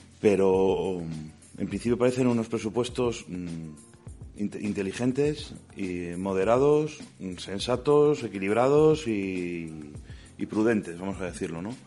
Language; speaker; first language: Spanish; native; Spanish